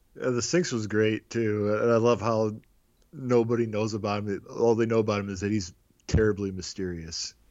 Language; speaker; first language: English; native; English